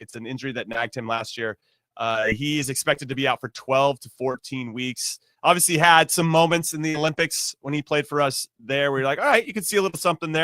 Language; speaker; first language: English; native; English